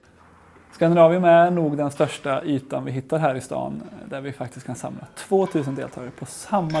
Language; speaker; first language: Swedish; native; Swedish